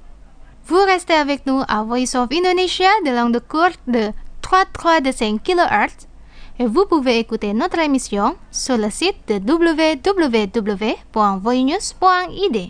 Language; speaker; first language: French; non-native, fluent; Indonesian